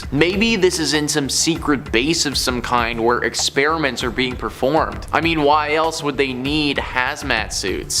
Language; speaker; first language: English; native; English